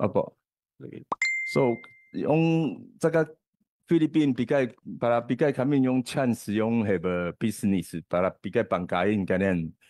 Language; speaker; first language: Filipino; non-native, learner; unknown